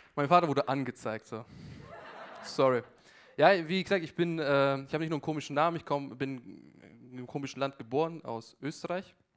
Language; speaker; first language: German; early bilingual, other home language; Albanian